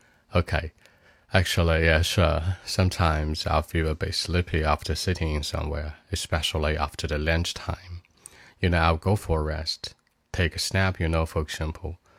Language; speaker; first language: English; non-native, fluent; Chinese